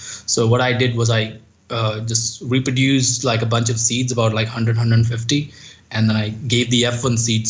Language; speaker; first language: English; non-native, local second language; Hindi